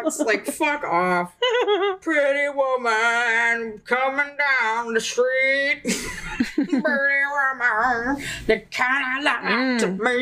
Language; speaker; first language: English; native; English